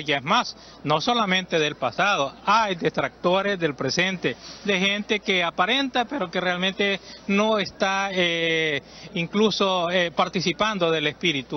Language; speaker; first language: Spanish; native; Spanish